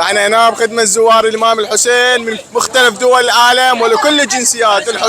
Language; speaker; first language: Arabic; native; Arabic